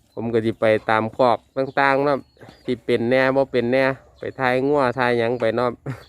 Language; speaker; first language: Thai; native; Thai